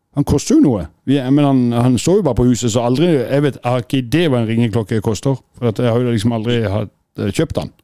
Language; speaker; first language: Norwegian; native; Norwegian